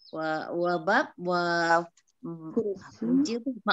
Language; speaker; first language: Arabic; non-native, learner; Malay